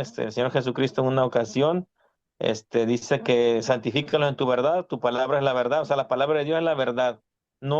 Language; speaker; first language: Spanish; native; Spanish